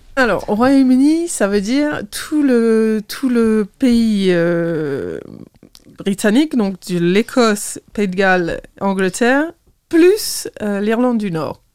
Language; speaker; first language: French; non-native, fluent; English